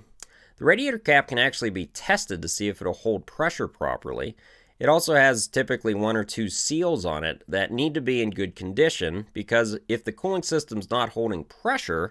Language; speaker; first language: English; native; English